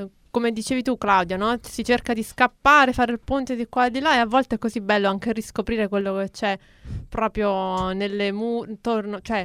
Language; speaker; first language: Italian; native; Italian